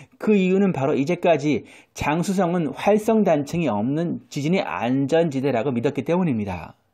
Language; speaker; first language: Korean; native; Korean